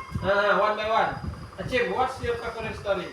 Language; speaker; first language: English; non-native, learner; Indonesian